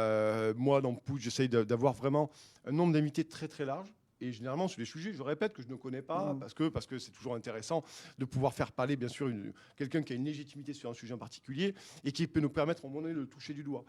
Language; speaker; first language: French; native; French